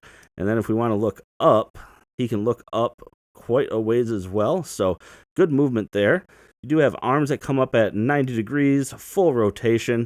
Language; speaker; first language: English; native; English